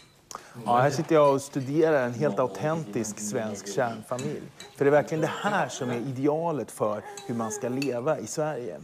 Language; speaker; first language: Swedish; native; Swedish